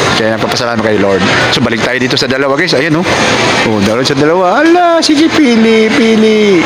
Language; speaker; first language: Filipino; non-native, local second language; Cebuano